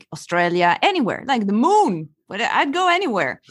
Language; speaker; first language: English; non-native, fluent; Italian